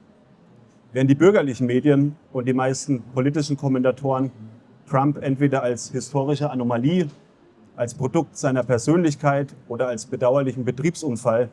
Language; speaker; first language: German; native; German